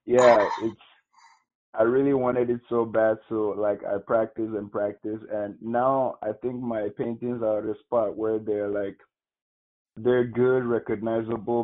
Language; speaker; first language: English; non-native, local second language; Igbo